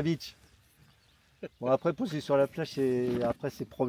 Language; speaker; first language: French; native; French